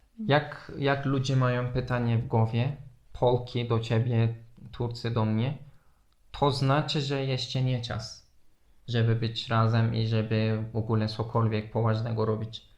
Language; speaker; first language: Polish; non-native, fluent; Turkish